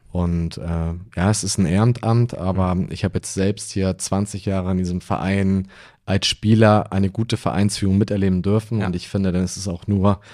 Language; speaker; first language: German; native; German